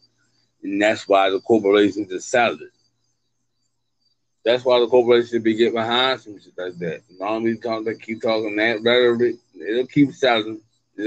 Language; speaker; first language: English; native; English